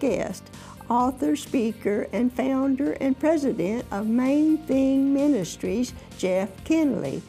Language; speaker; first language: English; native; English